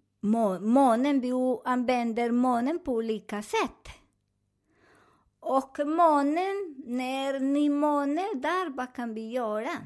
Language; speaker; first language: Swedish; non-native, fluent; Spanish